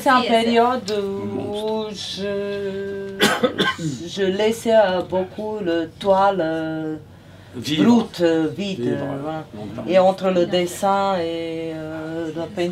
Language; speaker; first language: French; non-native, fluent; Serbian